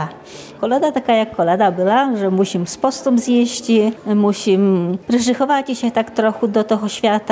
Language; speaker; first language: Ukrainian; native; Ukrainian